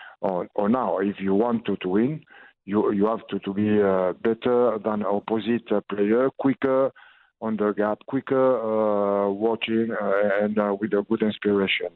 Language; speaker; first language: English; non-native, learner; French